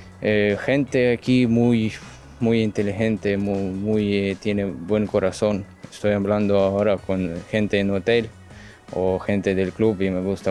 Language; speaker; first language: Spanish; non-native, learner; Ukrainian